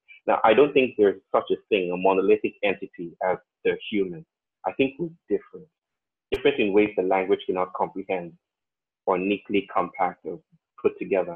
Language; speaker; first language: English; non-native, local second language; Yoruba